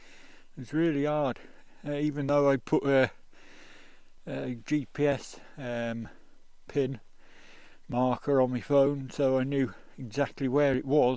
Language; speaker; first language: English; native; English